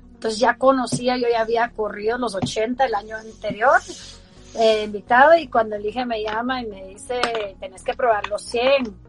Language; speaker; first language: Spanish; early bilingual, heritage; Spanish